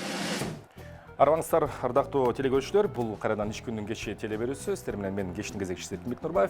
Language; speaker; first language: Kyrgyz; native; Kyrgyz